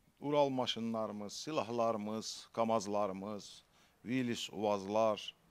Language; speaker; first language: Azerbaijani; native; Azerbaijani